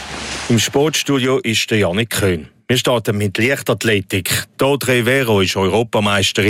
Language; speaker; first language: German; native; German